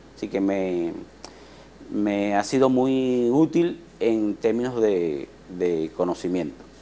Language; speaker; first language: Spanish; native; Spanish